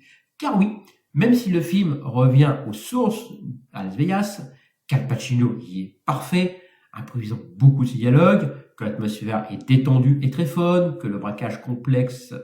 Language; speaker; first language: French; native; French